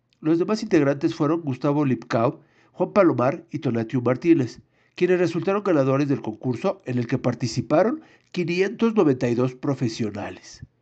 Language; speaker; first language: Spanish; native; Spanish